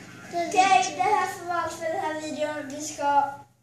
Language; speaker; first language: Swedish; early bilingual, other home language; Albanian